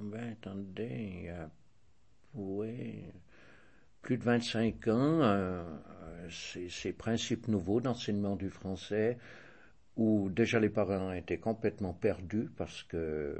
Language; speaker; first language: French; native; French